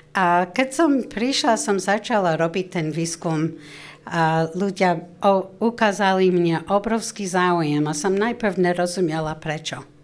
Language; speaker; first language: Slovak; non-native, fluent; English